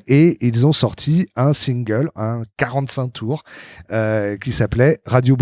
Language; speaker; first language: French; native; French